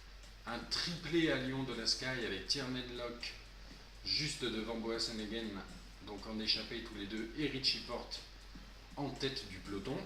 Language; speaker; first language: French; native; French